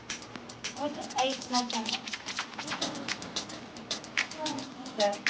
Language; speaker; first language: English; non-native, local second language; Filipino